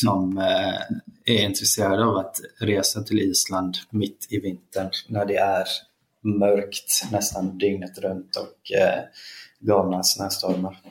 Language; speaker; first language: Swedish; early bilingual, other home language; Icelandic